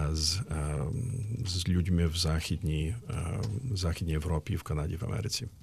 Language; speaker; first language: Ukrainian; early bilingual, heritage; Ukrainian